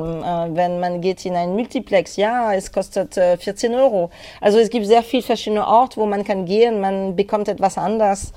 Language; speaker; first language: German; non-native, learner; French